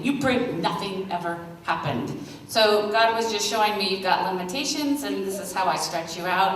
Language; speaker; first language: English; native; English